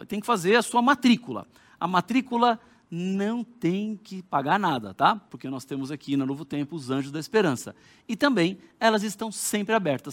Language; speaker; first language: Portuguese; native; Portuguese